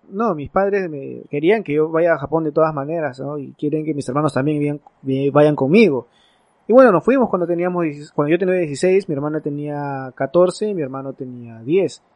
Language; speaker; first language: Spanish; native; Spanish